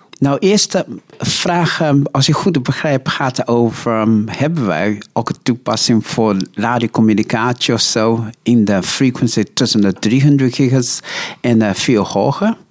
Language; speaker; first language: Dutch; non-native, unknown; Chinese